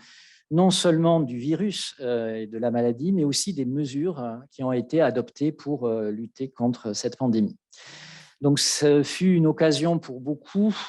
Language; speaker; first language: French; native; French